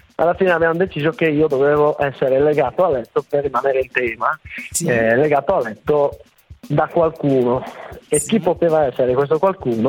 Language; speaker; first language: Italian; native; Italian